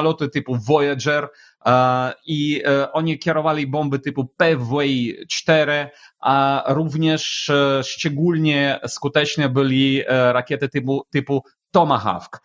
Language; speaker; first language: Polish; non-native, fluent; Ukrainian